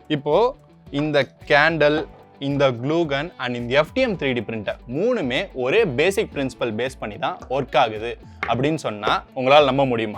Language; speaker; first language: Tamil; native; Tamil